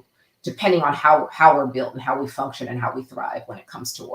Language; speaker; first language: English; native; English